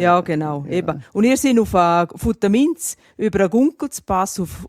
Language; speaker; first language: German; native; German